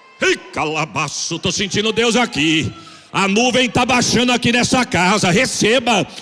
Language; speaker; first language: Portuguese; native; Portuguese